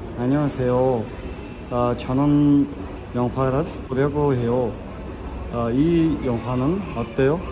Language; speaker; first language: Korean; non-native, learner; Mongolian